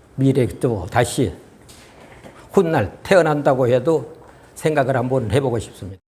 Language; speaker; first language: Korean; native; Korean